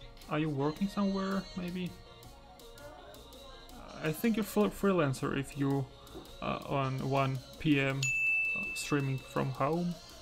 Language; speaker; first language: English; non-native, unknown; Russian